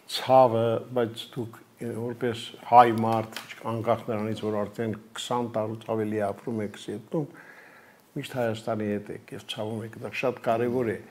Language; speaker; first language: Armenian; native; Armenian